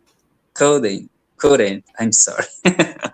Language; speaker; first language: English; non-native, learner; Portuguese